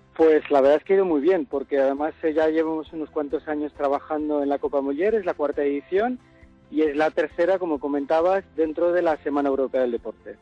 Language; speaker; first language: Spanish; non-native, fluent; French